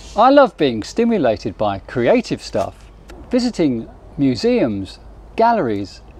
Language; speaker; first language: English; native; English